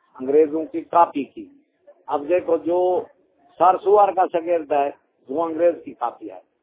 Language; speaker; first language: Urdu; non-native, local second language; Punjabi